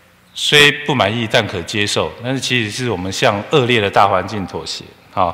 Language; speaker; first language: Chinese; native; Chinese